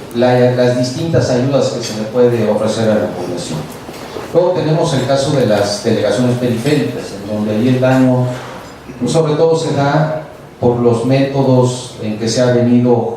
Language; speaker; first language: Spanish; native; Spanish